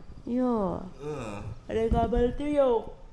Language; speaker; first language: Turkish; non-native, learner; Filipino